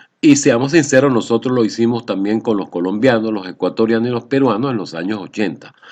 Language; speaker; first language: Spanish; native; Spanish